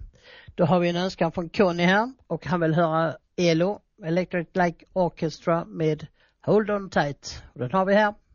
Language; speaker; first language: Swedish; native; Swedish